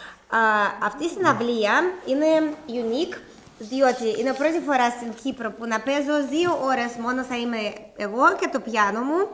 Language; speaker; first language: Greek; non-native, learner; Russian